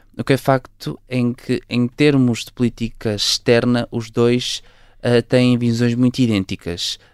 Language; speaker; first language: Portuguese; native; Portuguese